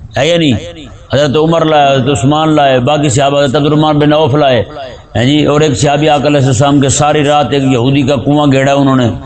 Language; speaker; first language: Urdu; non-native, local second language; Punjabi